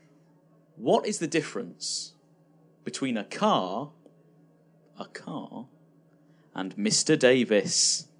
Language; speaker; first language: English; native; English